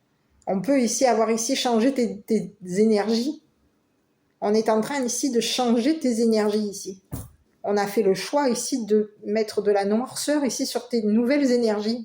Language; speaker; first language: French; native; French